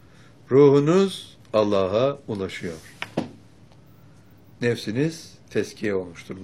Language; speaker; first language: Turkish; native; Turkish